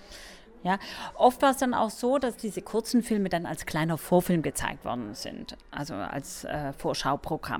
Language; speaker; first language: German; native; German